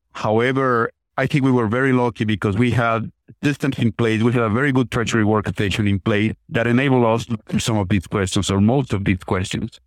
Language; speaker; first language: English; non-native, fluent; Spanish